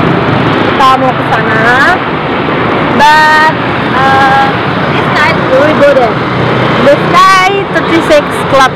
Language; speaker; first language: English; non-native, learner; Indonesian